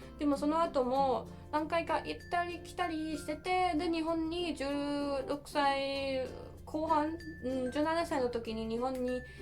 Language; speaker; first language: Japanese; non-native, fluent; German